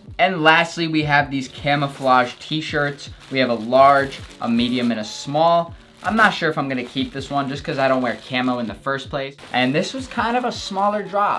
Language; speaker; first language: English; native; English